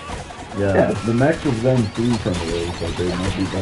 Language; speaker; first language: English; native; English